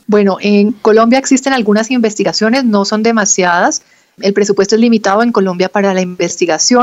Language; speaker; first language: Spanish; native; Spanish